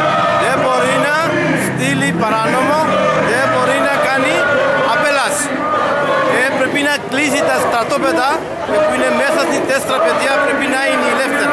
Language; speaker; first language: Greek; non-native, learner; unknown